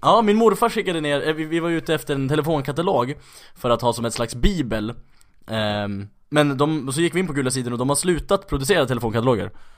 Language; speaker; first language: Swedish; native; Swedish